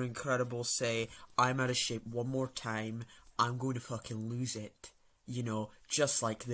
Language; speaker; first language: English; native; English